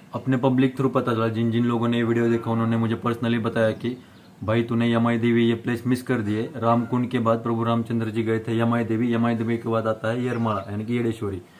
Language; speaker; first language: Hindi; non-native, local second language; Marathi